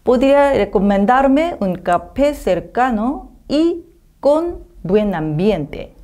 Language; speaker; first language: Spanish; non-native, learner; Korean